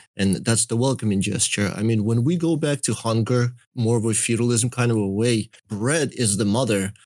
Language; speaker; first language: English; early bilingual, other home language; Russian